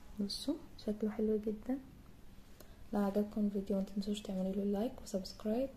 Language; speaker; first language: Arabic; native; Arabic